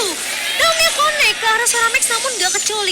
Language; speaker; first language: Indonesian; native; Indonesian